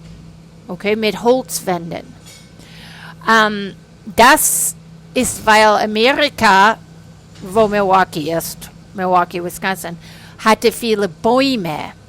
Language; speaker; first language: German; non-native, fluent; English